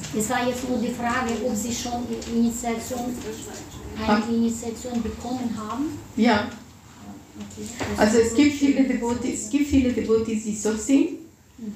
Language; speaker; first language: German; non-native, fluent; Russian